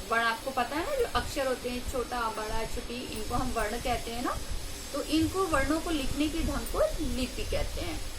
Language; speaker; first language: Hindi; native; Hindi